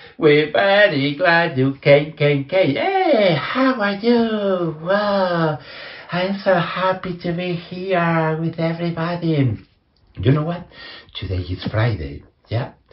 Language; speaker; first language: English; non-native, fluent; Spanish